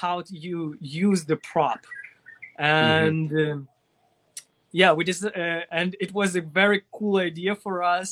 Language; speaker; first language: English; non-native, learner; Russian